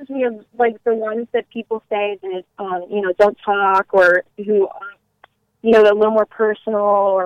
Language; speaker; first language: English; native; English